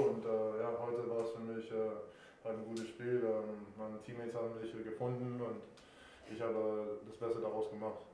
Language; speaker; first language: German; non-native, fluent; English